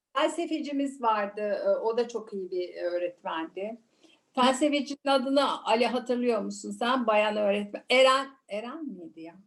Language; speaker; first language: Turkish; native; Turkish